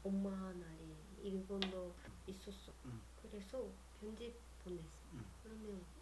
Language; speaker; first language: Korean; non-native, learner; Japanese